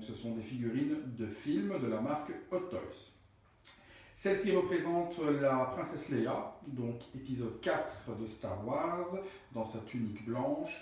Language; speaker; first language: French; native; French